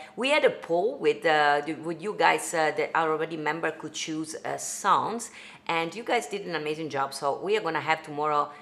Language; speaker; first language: English; non-native, fluent; Italian